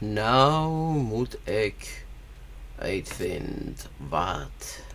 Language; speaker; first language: Dutch; non-native, learner; English